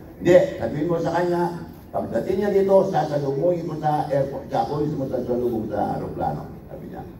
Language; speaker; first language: Filipino; non-native, local second language; Iloko